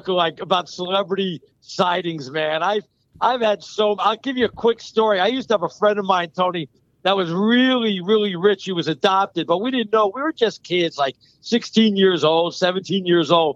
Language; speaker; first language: English; native; English